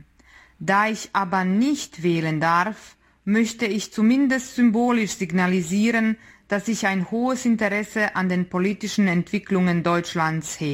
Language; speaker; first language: German; non-native, fluent; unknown